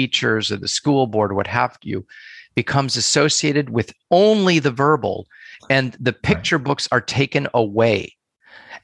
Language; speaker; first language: English; native; English